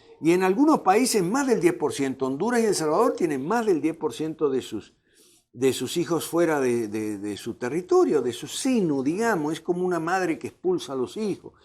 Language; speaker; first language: Spanish; native; Spanish